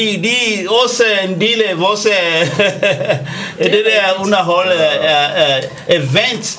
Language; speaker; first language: Danish; non-native, learner; French